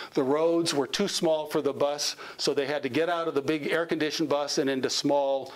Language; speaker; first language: English; native; English